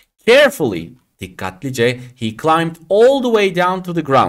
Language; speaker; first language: English; non-native, fluent; Turkish